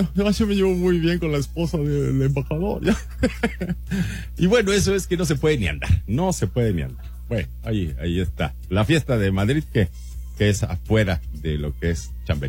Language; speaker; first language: Spanish; native; Spanish